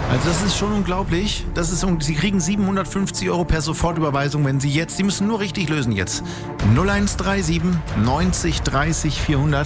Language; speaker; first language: German; native; German